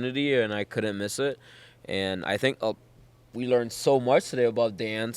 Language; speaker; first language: English; native; English